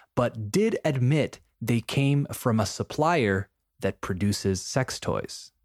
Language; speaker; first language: English; non-native, fluent; Spanish